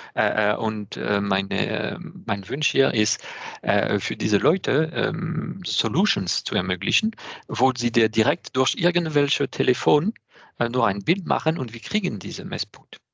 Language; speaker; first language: German; non-native, fluent; French